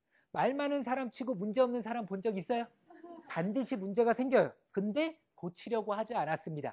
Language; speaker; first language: Korean; native; Korean